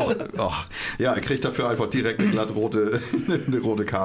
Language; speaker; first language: German; native; German